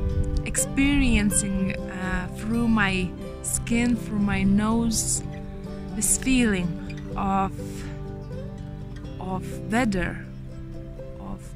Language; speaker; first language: English; non-native, learner; Lithuanian